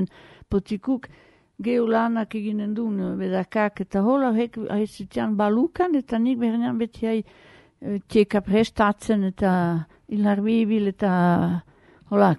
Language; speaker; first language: Basque; native; Basque